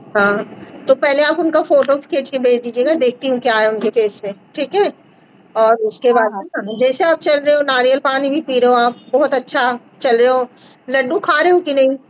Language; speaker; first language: Hindi; native; Hindi